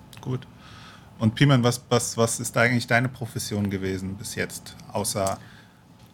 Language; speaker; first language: German; native; German